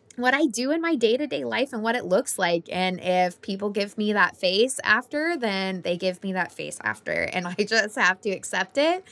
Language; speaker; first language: English; native; English